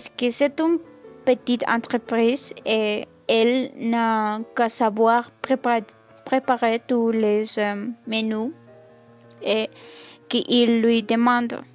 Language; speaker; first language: French; non-native, learner; Spanish